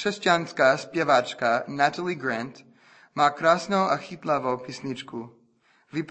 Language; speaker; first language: Czech; non-native, fluent; English